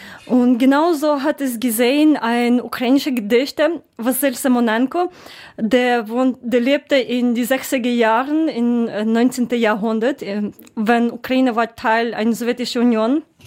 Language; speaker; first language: German; non-native, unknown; Ukrainian